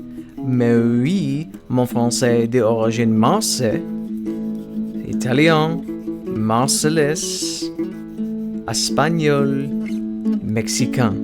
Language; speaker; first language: French; non-native, learner; English